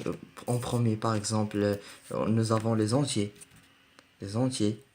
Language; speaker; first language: French; non-native, learner; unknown